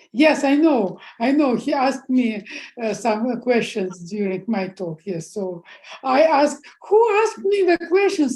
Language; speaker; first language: English; non-native, fluent; Russian